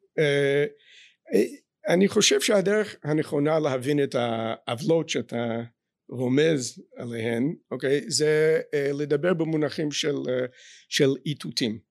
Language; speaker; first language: Hebrew; non-native, fluent; English